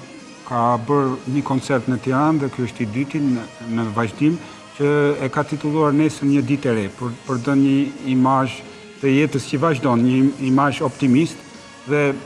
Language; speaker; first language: Albanian; native; Albanian